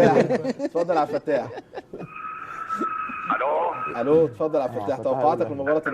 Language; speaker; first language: Arabic; native; Arabic